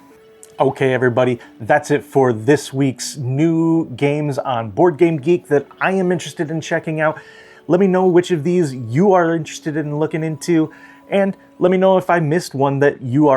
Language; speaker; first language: English; native; English